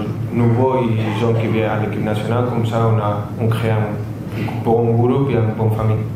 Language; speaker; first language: French; non-native, fluent; Spanish